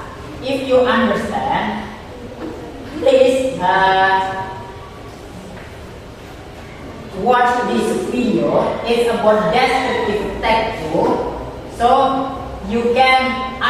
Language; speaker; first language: English; non-native, fluent; Indonesian